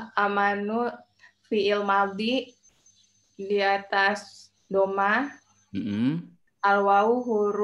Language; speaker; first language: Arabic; non-native, learner; Indonesian